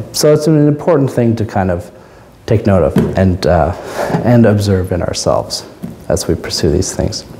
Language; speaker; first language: English; native; English